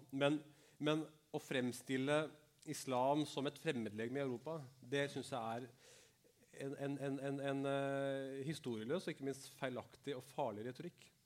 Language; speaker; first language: Norwegian; early bilingual, other home language; Urdu